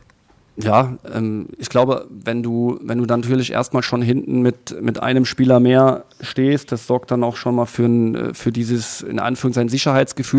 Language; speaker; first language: German; native; German